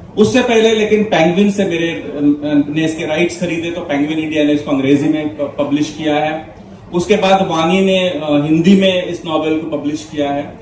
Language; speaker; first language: Hindi; non-native, local second language; Konkani